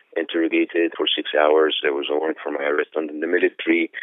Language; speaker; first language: English; non-native, fluent; Arabic